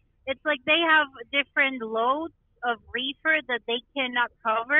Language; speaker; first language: English; non-native, local second language; Spanish